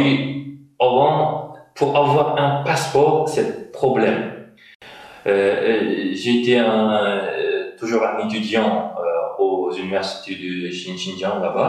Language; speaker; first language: French; non-native, fluent; Uyghur